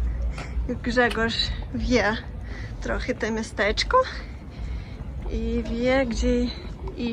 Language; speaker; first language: Polish; non-native, learner; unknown